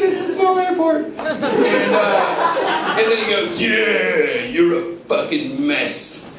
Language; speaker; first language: English; native; English